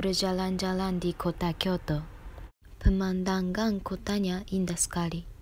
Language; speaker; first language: Indonesian; non-native, learner; Japanese